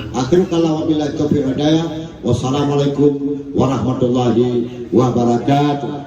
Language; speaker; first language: Malay; non-native, local second language; Achinese